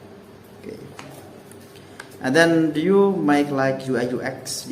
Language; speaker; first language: English; non-native, learner; Indonesian